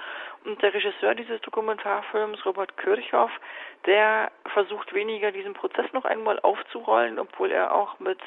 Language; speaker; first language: German; native; German